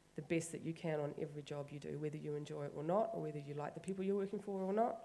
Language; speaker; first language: English; native; English